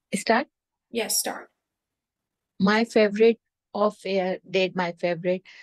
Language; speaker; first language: English; non-native, local second language; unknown